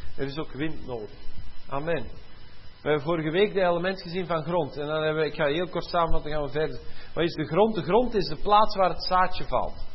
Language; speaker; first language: Dutch; native; Dutch